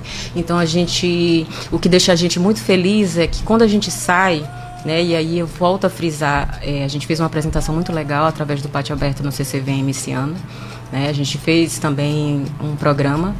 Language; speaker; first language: Portuguese; native; Portuguese